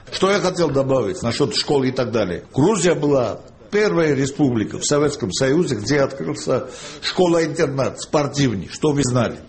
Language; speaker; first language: Russian; non-native, local second language; Georgian